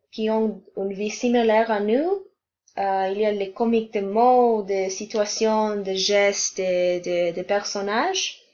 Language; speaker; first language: French; non-native, learner; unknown